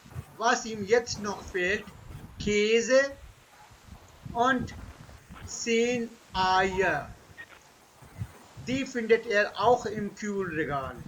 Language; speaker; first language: German; non-native, fluent; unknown